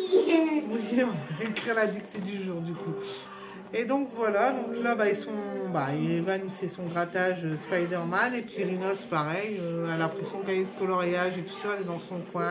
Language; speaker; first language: French; native; French